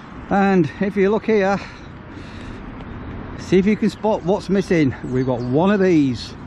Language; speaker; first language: English; native; English